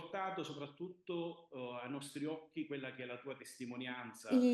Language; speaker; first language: Italian; native; Italian